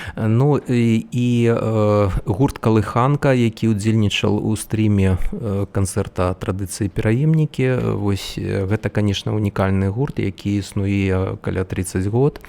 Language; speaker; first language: Belarusian; non-native, local second language; Russian